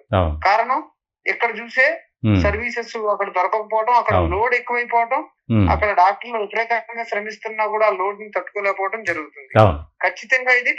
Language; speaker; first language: Telugu; native; Telugu